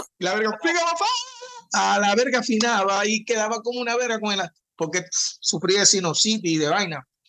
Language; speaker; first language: Spanish; native; Spanish